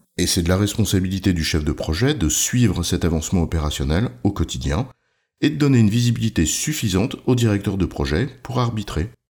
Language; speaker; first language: French; native; French